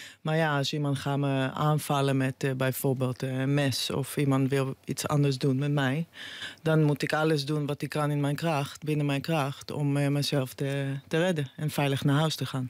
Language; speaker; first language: Dutch; non-native, fluent; Hebrew